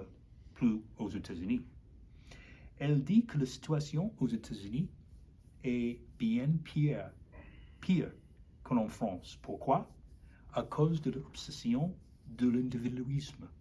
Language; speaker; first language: French; non-native, learner; English